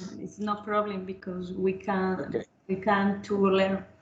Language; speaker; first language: English; non-native, learner; Spanish